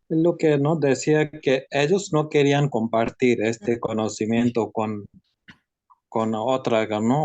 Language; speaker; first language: Spanish; non-native, learner; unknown